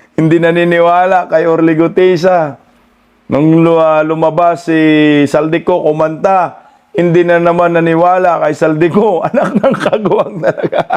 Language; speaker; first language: Filipino; non-native, local second language; Cebuano